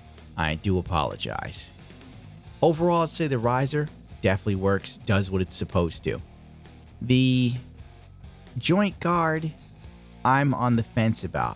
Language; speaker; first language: English; native; English